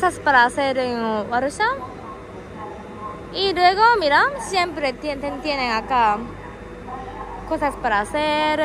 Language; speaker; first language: Spanish; non-native, fluent; Japanese